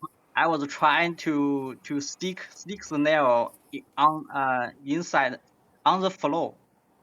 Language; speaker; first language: English; non-native, learner; Chinese